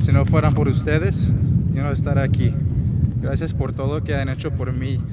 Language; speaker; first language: Spanish; early bilingual, heritage; Spanish